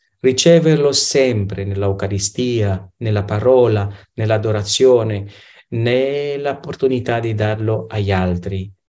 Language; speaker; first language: Italian; non-native, fluent; Romanian